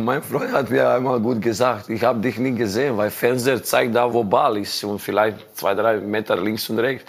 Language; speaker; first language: German; non-native, learner; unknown